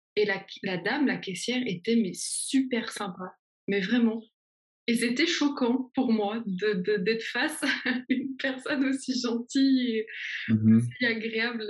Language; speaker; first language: French; native; French